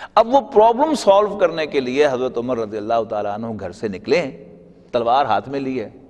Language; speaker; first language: Urdu; non-native, local second language; Punjabi